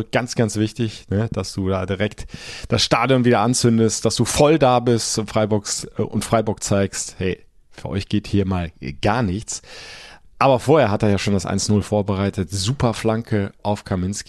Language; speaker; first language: German; native; German